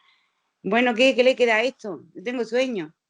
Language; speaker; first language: Spanish; native; Spanish